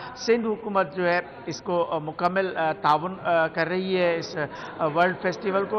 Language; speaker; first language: Urdu; native; Urdu